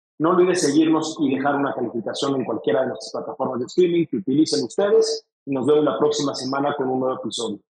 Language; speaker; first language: Spanish; native; Spanish